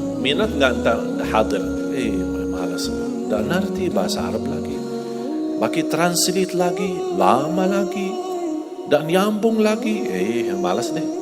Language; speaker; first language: Indonesian; non-native, fluent; Arabic